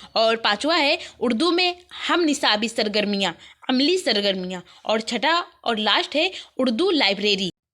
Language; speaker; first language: Urdu; native; Urdu